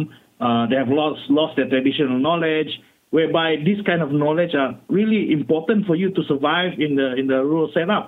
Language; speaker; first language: English; non-native, local second language; Malay